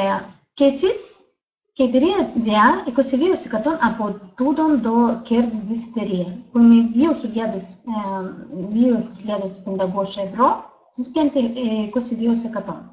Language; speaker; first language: Greek; non-native, learner; Russian